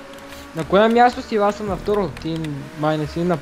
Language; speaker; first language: Bulgarian; native; Bulgarian